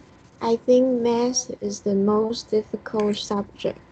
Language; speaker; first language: English; non-native, learner; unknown